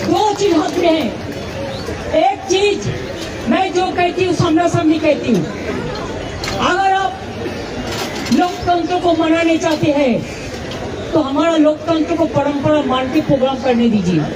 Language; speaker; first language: Hindi; non-native, local second language; Bangla